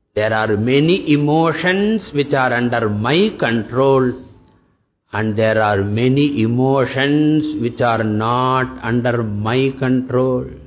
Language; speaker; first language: English; non-native, local second language; Tamil